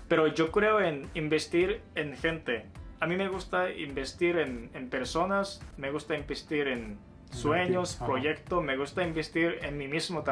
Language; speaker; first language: Spanish; non-native, fluent; Japanese